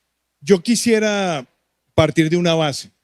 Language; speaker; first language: Spanish; native; Spanish